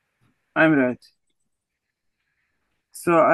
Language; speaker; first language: English; non-native, learner; Serbian